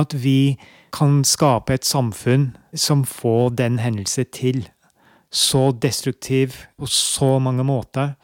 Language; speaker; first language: Norwegian; non-native, fluent; English